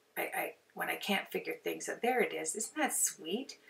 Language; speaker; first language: English; native; English